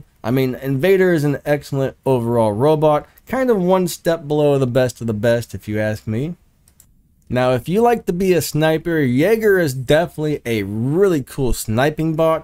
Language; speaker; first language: English; native; English